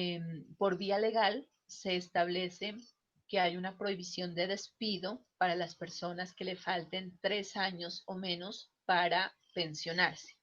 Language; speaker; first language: Spanish; native; Spanish